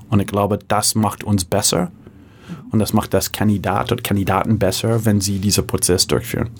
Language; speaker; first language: German; non-native, fluent; English